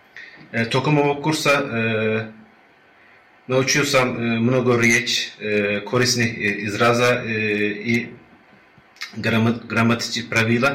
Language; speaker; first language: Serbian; non-native, learner; Turkish